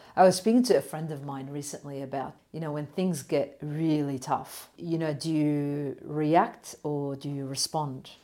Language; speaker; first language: English; native; English